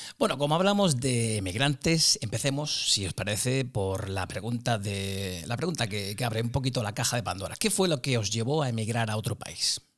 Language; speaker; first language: Spanish; native; Spanish